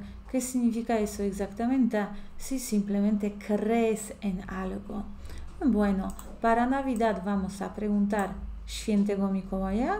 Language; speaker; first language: Spanish; non-native, fluent; Polish